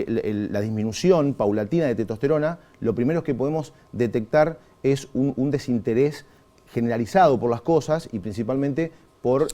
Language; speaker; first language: Spanish; native; Spanish